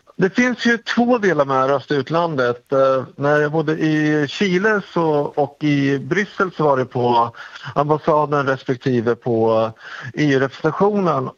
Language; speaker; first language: Swedish; native; Swedish